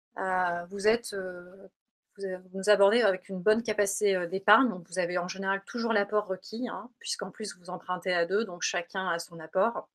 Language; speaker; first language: French; native; French